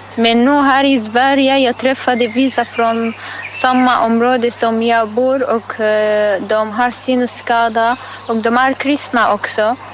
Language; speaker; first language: Swedish; non-native, learner; Arabic